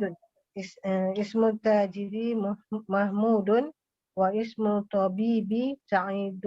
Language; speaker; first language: Arabic; non-native, learner; Malay